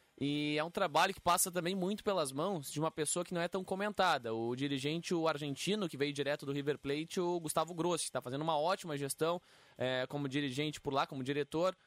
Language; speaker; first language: Portuguese; native; Portuguese